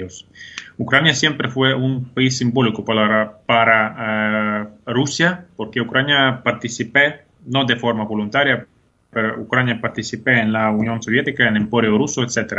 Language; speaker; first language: Spanish; non-native, fluent; Ukrainian